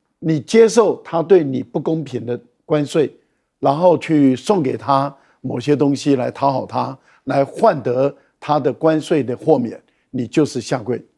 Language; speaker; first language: Chinese; native; Chinese